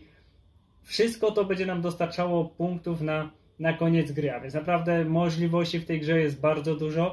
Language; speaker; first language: Polish; native; Polish